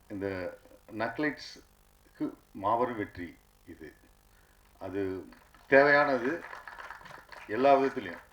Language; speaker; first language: Tamil; native; Tamil